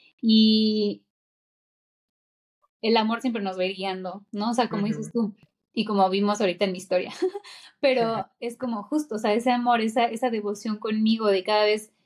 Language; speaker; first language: Spanish; native; Spanish